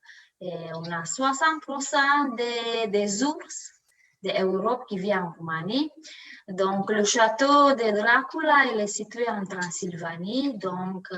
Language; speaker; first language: French; non-native, learner; Romanian